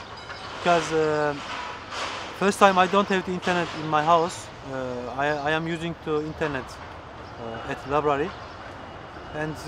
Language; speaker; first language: English; non-native, learner; Turkish